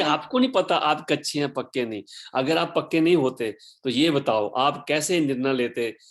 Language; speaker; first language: Hindi; non-native, local second language; Punjabi